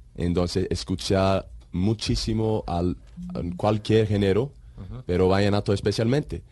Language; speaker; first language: Spanish; non-native, learner; Icelandic